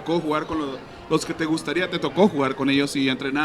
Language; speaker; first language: Spanish; early bilingual, heritage; Spanish